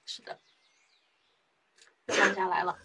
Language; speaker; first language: Chinese; native; Chinese